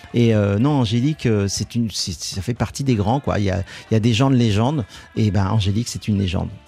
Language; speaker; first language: French; native; French